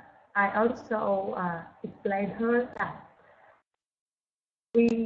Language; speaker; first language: English; non-native, learner; Vietnamese